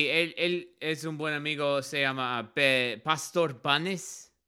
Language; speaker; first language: Spanish; non-native, learner; English